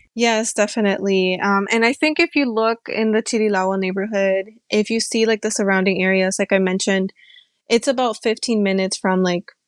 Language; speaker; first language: English; native; English